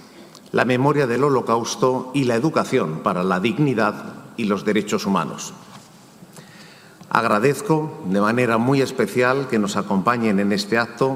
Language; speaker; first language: Spanish; native; Spanish